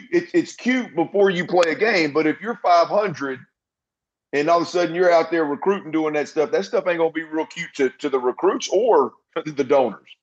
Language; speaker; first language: English; native; English